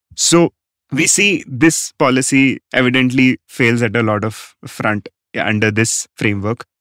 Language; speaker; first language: English; non-native, local second language; Hindi